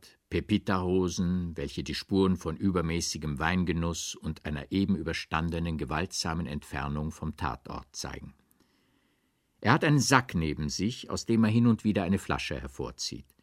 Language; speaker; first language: German; native; German